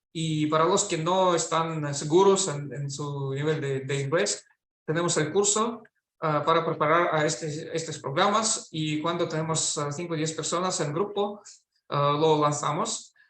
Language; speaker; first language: Spanish; non-native, fluent; Russian